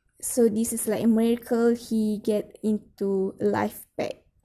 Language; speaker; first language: English; non-native, local second language; Malay